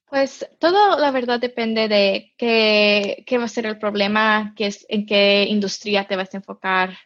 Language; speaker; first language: Spanish; early bilingual, heritage; Spanish